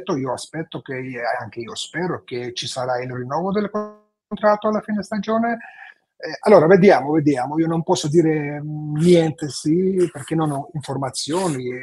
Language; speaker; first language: Italian; non-native, fluent; Georgian